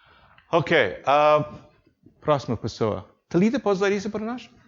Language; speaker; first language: Portuguese; non-native, learner; English